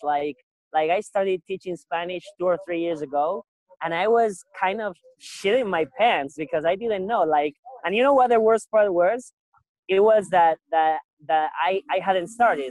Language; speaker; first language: English; non-native, fluent; Spanish